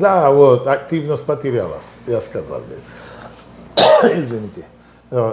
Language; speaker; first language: Russian; non-native, fluent; Spanish